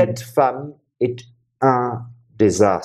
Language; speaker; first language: French; non-native, fluent; German